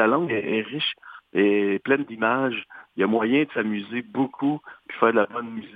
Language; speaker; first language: French; native; French